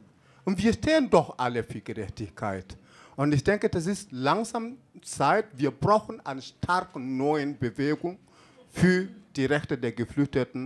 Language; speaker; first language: German; non-native, fluent; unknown